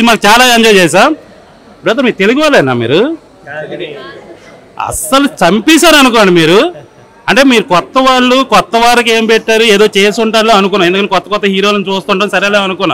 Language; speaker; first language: Telugu; native; Telugu